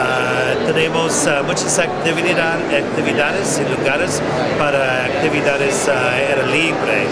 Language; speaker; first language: Spanish; non-native, learner; English